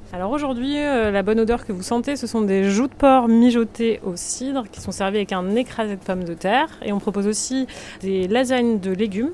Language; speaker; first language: French; native; French